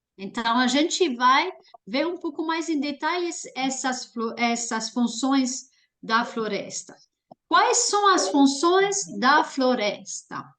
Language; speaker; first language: Portuguese; non-native, fluent; French